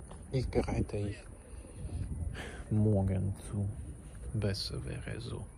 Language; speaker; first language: German; non-native, learner; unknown